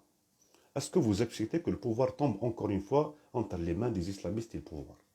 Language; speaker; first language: French; non-native, local second language; Kabyle